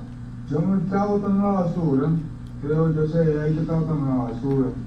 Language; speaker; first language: Spanish; native; Spanish